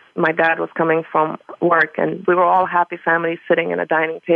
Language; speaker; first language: English; non-native, fluent; Persian